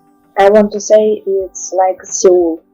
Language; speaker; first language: English; non-native, learner; Russian